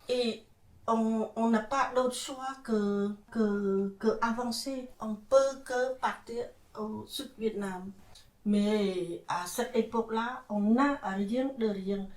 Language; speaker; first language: French; non-native, fluent; Khmer